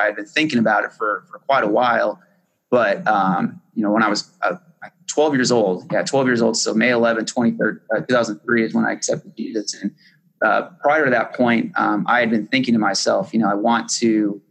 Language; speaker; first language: English; native; English